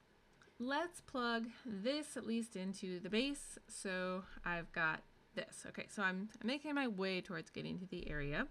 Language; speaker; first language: English; native; English